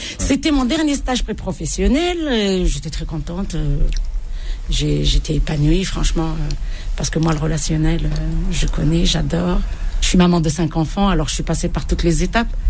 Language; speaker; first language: French; non-native, local second language; Arabic